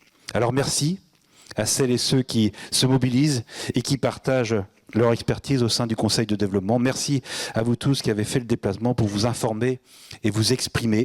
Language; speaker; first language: French; native; French